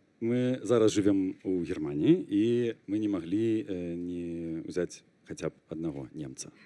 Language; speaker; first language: Belarusian; non-native, local second language; Russian